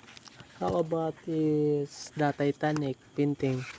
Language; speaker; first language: English; non-native, learner; Filipino